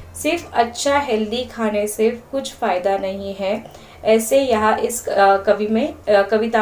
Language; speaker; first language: Hindi; non-native, local second language; Marathi